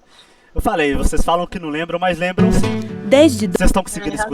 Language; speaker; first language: Portuguese; native; Portuguese